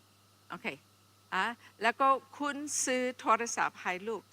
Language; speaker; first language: Thai; non-native, fluent; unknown